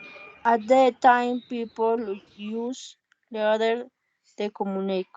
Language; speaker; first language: English; non-native, learner; Spanish